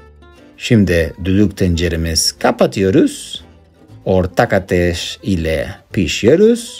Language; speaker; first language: Turkish; non-native, learner; Spanish